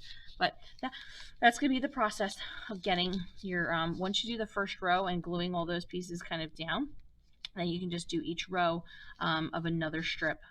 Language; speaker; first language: English; native; English